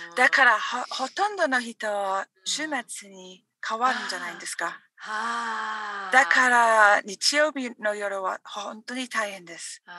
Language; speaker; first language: Japanese; non-native, learner; English